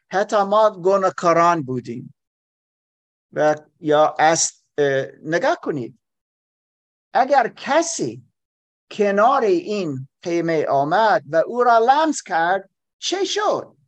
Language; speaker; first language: Persian; non-native, fluent; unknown